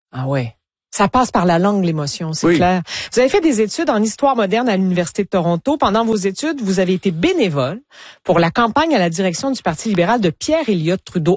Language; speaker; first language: French; native; French